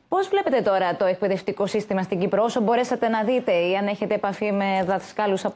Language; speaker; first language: Greek; native; Greek